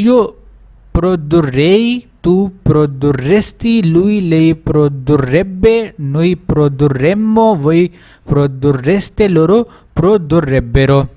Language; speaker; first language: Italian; non-native, fluent; Urdu